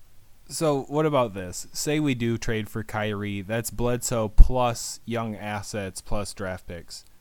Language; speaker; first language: English; native; English